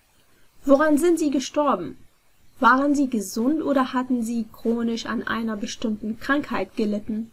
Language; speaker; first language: German; non-native, fluent; Arabic